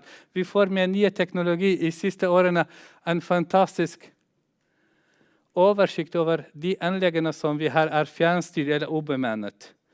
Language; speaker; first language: Norwegian; non-native, fluent; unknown